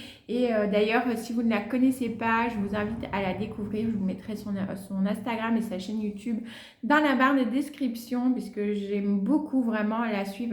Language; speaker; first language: French; native; French